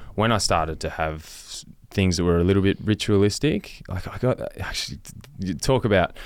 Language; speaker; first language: English; native; English